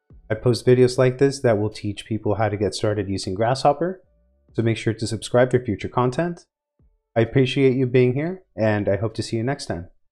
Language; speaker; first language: English; native; English